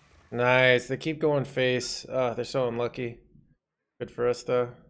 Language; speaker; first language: English; native; English